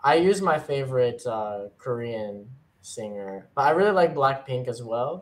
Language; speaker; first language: English; native; English